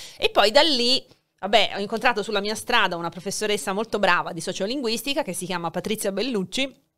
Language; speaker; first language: Italian; native; Italian